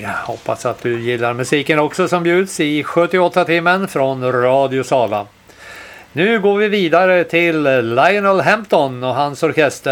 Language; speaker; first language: Swedish; native; Swedish